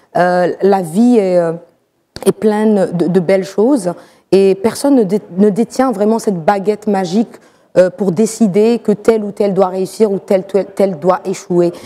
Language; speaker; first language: French; non-native, local second language; Arabic